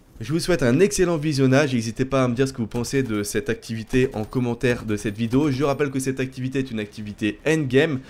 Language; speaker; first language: French; native; French